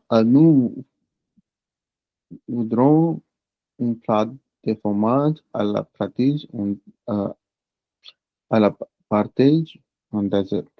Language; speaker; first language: French; non-native, learner; Punjabi